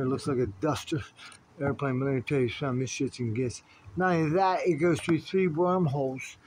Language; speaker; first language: English; native; English